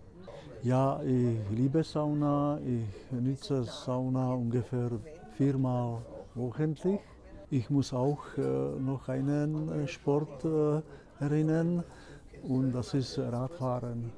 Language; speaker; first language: German; non-native, fluent; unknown